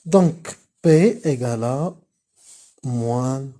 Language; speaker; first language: French; non-native, local second language; Arabic